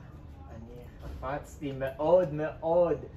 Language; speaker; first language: Hebrew; non-native, learner; English